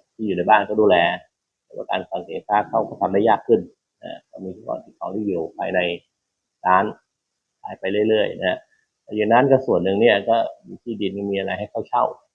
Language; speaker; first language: Thai; native; Thai